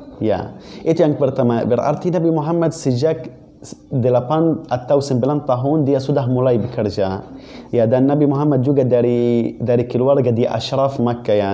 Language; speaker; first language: Indonesian; non-native, fluent; Arabic